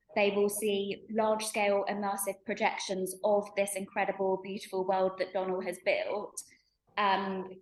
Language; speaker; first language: English; native; English